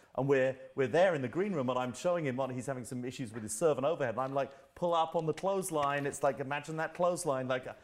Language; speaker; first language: English; native; English